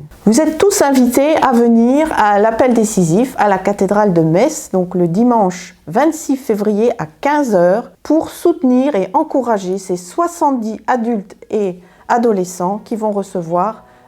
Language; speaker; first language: French; native; French